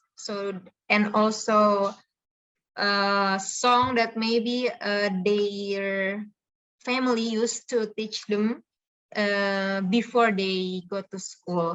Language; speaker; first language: English; non-native, fluent; Indonesian